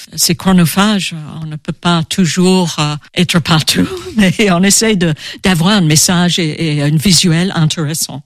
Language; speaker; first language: French; non-native, fluent; English